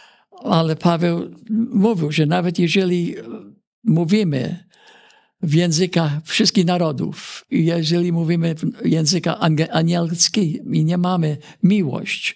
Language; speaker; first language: Polish; early bilingual, heritage; Polish